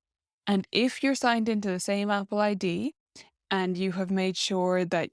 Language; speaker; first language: English; native; English